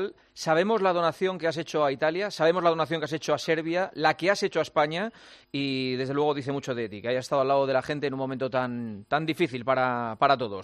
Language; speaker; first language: Spanish; native; Spanish